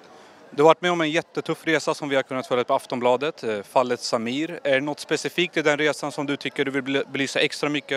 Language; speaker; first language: Swedish; native; Swedish